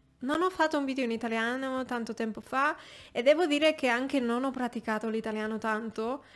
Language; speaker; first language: Italian; non-native, fluent; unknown